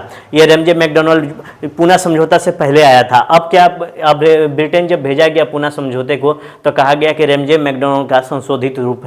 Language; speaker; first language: Hindi; native; Hindi